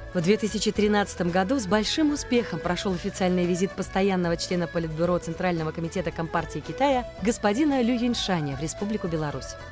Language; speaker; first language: Russian; native; Russian